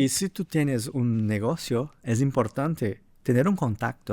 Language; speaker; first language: Spanish; non-native, fluent; Portuguese